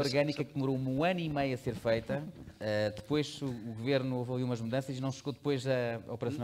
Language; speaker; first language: Portuguese; native; Portuguese